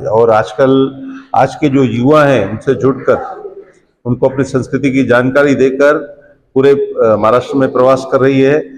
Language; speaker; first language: Hindi; non-native, local second language; Sindhi